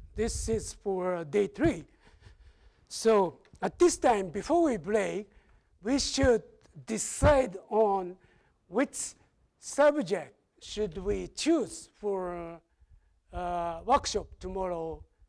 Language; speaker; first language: English; non-native, fluent; Japanese